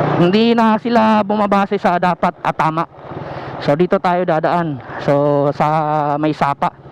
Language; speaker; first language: Filipino; non-native, local second language; Cebuano